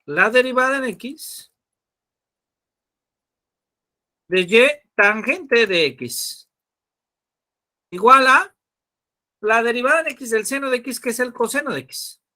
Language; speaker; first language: Spanish; native; Spanish